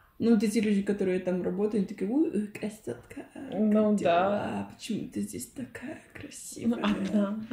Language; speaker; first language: Russian; non-native, fluent; Spanish